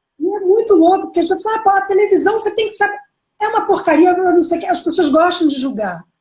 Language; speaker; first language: Portuguese; native; Portuguese